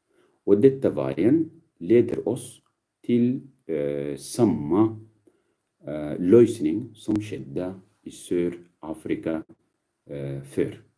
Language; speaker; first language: Swedish; non-native, learner; Arabic